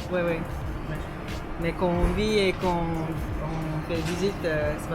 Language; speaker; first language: French; non-native, fluent; Japanese